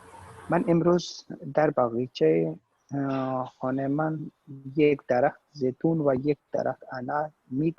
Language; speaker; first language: Persian; non-native, learner; Urdu